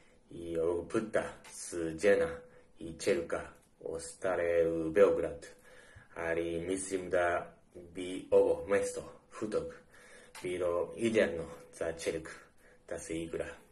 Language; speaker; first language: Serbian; non-native, learner; Japanese